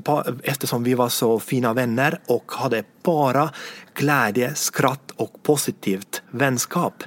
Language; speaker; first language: Swedish; non-native, fluent; Estonian